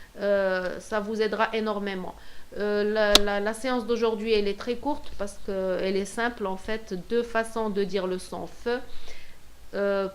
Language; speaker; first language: French; non-native, local second language; Arabic